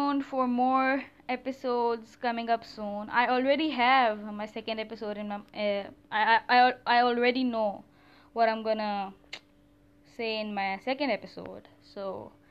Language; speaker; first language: English; non-native, local second language; Urdu